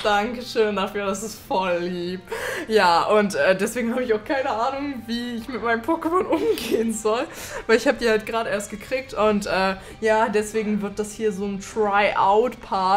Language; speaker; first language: German; native; German